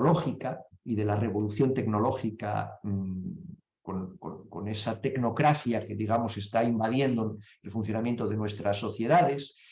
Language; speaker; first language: Spanish; native; Spanish